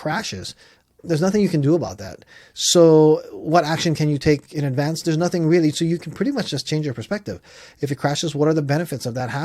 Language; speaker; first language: English; native; English